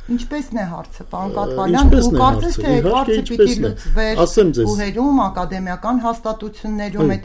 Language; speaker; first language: Armenian; native; Armenian